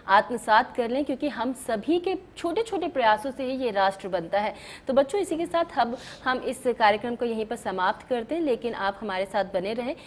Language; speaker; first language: Hindi; native; Hindi